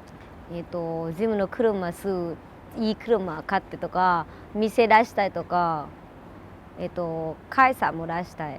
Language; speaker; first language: Japanese; non-native, learner; Vietnamese